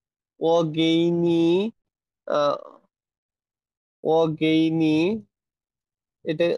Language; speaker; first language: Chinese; non-native, learner; Bangla